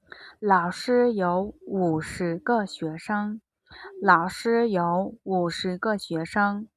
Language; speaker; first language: Chinese; non-native, fluent; Mongolian